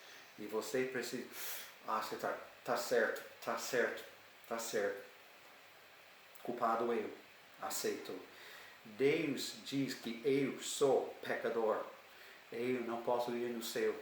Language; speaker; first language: Portuguese; non-native, learner; English